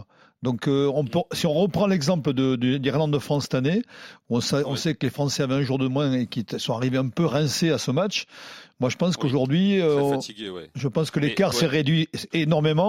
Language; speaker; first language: French; native; French